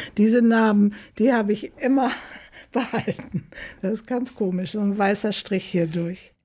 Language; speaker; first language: German; native; German